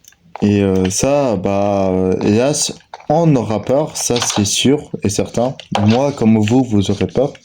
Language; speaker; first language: French; native; French